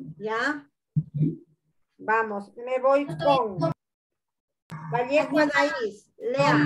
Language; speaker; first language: Spanish; native; Spanish